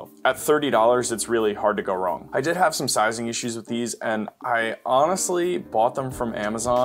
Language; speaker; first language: English; native; English